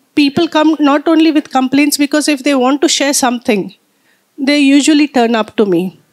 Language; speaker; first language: English; non-native, local second language; Marathi